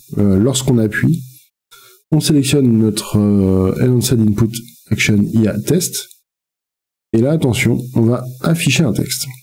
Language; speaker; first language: French; native; French